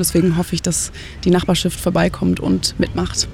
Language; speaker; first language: German; native; German